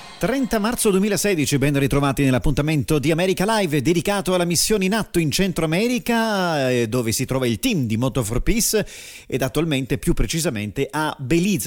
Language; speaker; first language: Italian; native; Italian